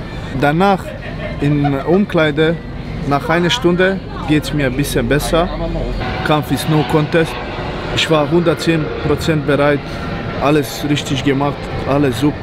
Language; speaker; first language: German; non-native, learner; Croatian